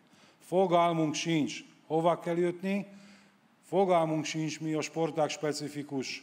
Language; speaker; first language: Hungarian; non-native, fluent; Polish